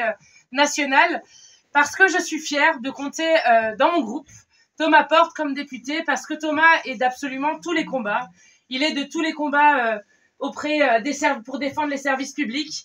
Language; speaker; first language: French; native; French